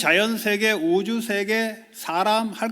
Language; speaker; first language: Korean; native; Korean